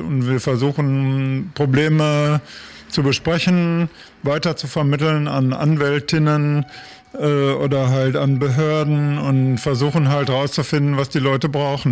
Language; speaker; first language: German; native; German